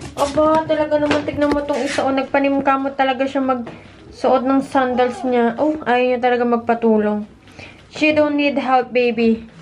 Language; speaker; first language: Filipino; native; Filipino